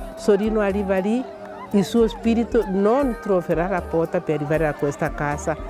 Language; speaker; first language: Italian; non-native, fluent; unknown